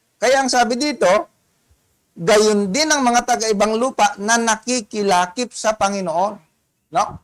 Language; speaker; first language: Filipino; native; Filipino